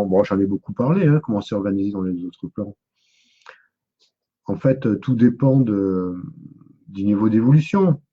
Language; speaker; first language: French; native; French